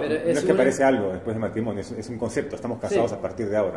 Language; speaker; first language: Spanish; native; Spanish